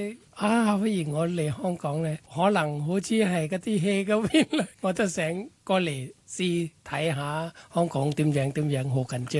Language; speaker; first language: Cantonese; non-native, fluent; Thai